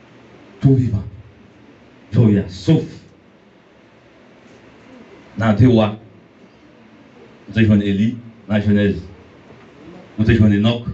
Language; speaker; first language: French; non-native, learner; Haitian Creole